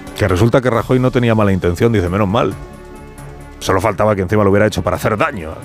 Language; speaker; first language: Spanish; native; Spanish